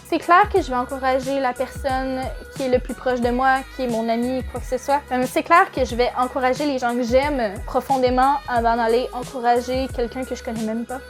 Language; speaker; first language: French; native; French